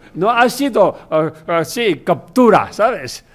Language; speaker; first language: Spanish; non-native, learner; Chinese